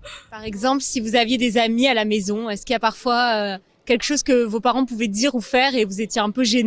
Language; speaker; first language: French; native; French